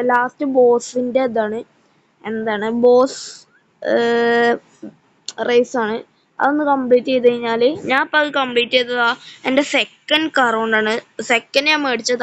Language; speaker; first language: Malayalam; native; Malayalam